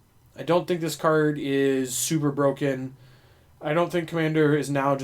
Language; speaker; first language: English; native; English